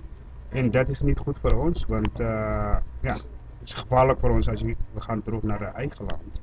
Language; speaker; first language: Dutch; non-native, learner; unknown